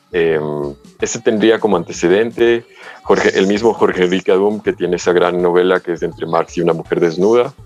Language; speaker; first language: Spanish; early bilingual, heritage; Spanish